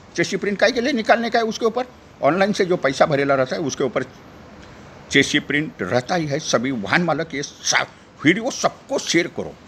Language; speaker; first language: Hindi; non-native, local second language; Marathi